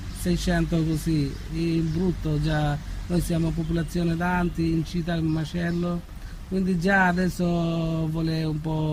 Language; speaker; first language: Italian; non-native, learner; Bangla